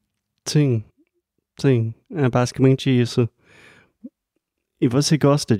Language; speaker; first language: Portuguese; non-native, fluent; English